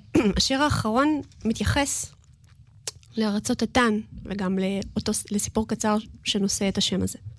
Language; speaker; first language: Hebrew; early bilingual, other home language; Russian